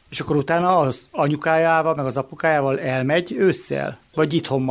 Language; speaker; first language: Hungarian; native; Hungarian